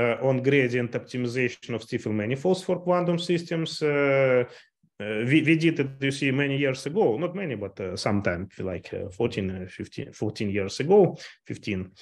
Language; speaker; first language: English; non-native, fluent; Russian